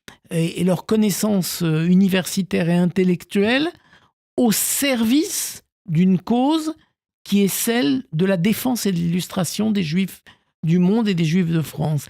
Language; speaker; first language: French; native; French